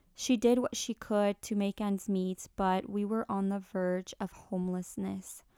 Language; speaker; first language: English; early bilingual, other home language; Spanish